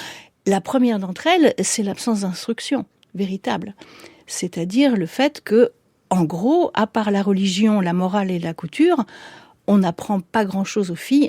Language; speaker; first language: French; native; French